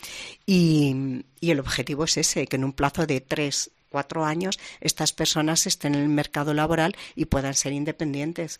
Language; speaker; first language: Spanish; native; Spanish